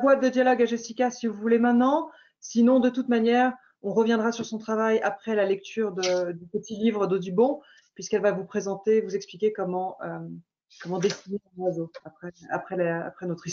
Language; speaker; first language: French; native; French